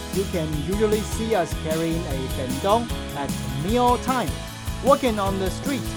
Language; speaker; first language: English; non-native, fluent; Chinese